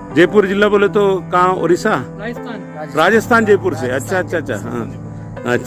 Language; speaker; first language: Hindi; non-native, local second language; Telugu